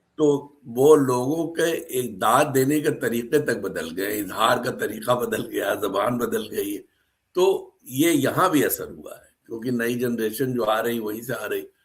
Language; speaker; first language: Urdu; native; Urdu